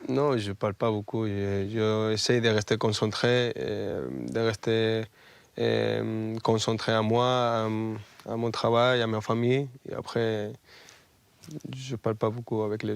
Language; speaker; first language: French; non-native, fluent; Spanish